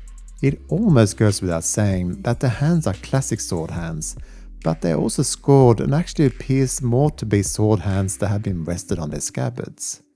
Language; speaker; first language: English; native; English